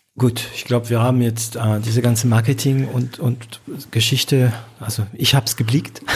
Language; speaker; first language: German; non-native, fluent; French